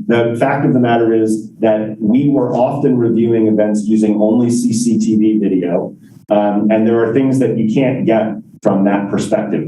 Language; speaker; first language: English; native; English